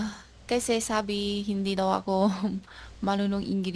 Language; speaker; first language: Filipino; non-native, learner; Chinese